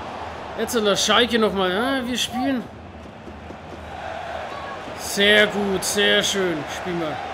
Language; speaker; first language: German; native; German